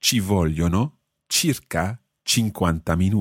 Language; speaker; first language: Italian; non-native, fluent; English